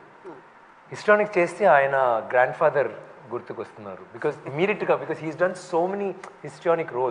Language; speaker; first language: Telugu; non-native, fluent; Tamil